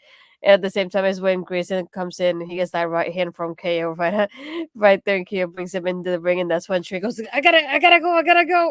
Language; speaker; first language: English; native; English